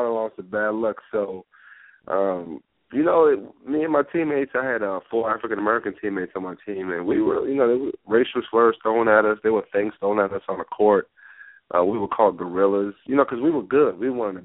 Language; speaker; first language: English; non-native, local second language; Yoruba